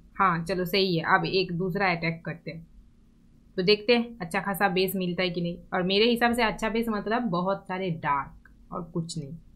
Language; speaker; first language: Hindi; non-native, local second language; Bangla